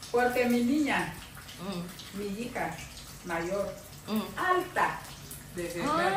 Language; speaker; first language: Spanish; non-native, learner; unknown